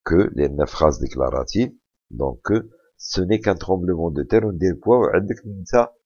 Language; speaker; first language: French; non-native, local second language; Arabic